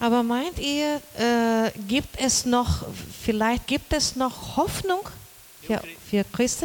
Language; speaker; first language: German; non-native, learner; Portuguese